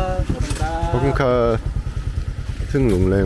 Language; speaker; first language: Thai; non-native, learner; Korean